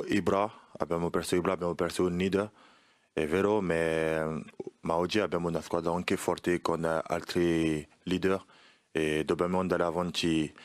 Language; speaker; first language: Italian; non-native, fluent; French